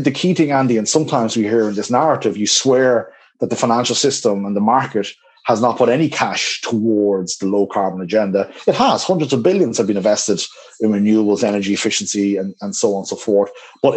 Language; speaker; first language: English; native; English